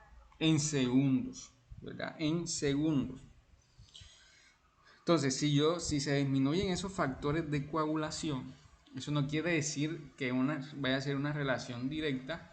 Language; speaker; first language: Spanish; native; Spanish